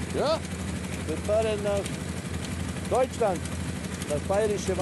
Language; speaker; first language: German; non-native, learner; Slovenian